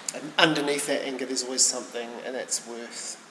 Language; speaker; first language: English; native; English